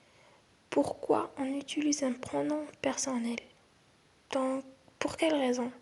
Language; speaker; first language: French; non-native, local second language; Arabic